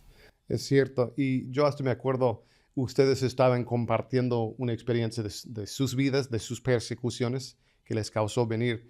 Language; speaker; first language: Spanish; non-native, fluent; English